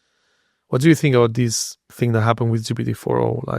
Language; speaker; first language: English; non-native, fluent; Spanish